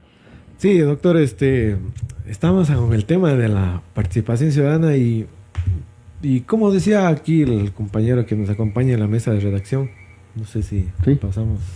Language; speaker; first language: Spanish; native; Spanish